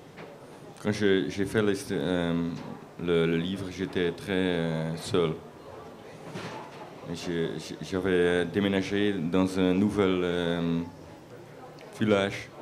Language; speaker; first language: French; non-native, local second language; Dutch